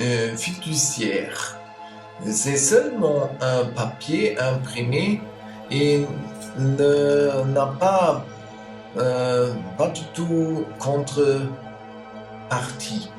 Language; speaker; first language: French; non-native, learner; German